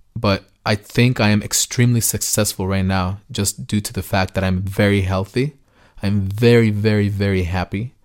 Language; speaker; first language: English; early bilingual, other home language; Spanish